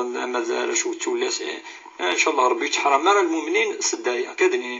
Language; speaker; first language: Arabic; non-native, local second language; Kabyle